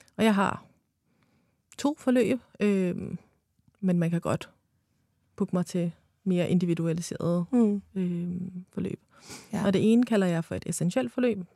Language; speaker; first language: Danish; early bilingual, other home language; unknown